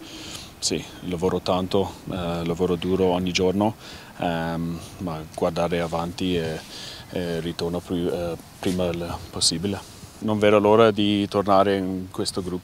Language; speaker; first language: Italian; non-native, learner; English